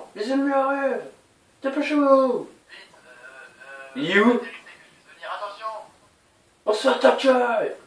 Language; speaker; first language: French; native; French